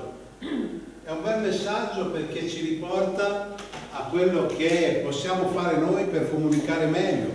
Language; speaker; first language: Italian; native; Italian